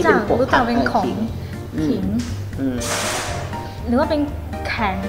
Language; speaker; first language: Thai; non-native, fluent; Chinese